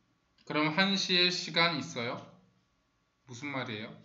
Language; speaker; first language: Korean; non-native, fluent; Spanish